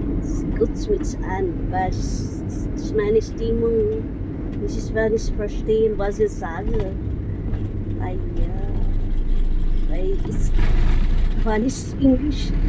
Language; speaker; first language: German; non-native, learner; Filipino